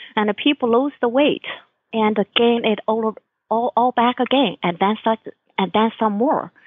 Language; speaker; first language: English; non-native, fluent; Chinese